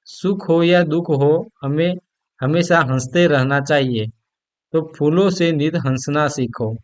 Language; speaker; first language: Hindi; non-native, local second language; Gujarati